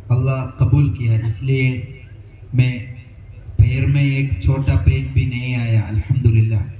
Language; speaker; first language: Urdu; non-native, local second language; Malayalam